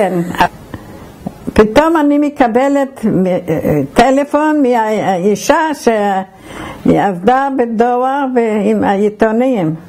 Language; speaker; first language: Hebrew; non-native, fluent; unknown